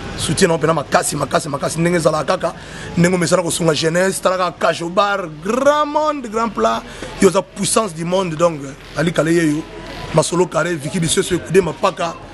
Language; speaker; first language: Lingala; native; Lingala